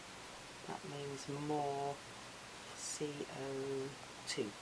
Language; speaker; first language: English; native; English